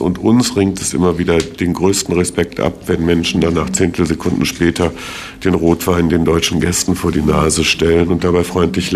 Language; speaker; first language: German; native; German